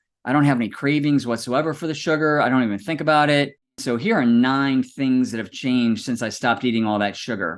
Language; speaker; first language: English; native; English